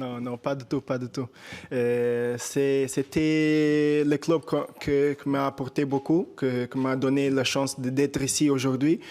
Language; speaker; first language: French; non-native, fluent; Portuguese